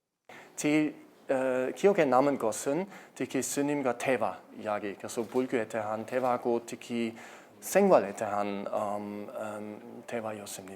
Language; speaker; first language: Korean; non-native, fluent; German